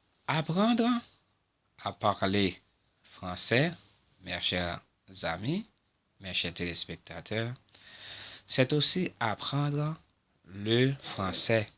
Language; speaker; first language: French; non-native, local second language; Haitian Creole